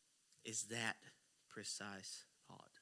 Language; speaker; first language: English; native; English